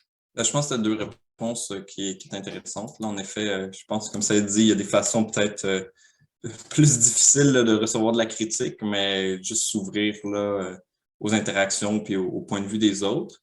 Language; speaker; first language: French; native; French